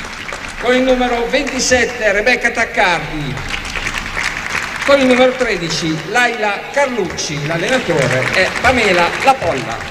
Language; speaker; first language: Italian; native; Italian